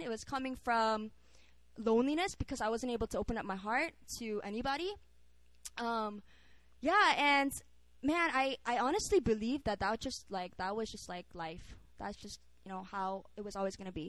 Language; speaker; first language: English; non-native, local second language; Korean